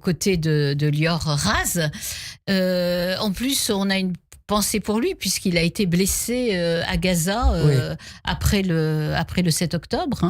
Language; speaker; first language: French; native; French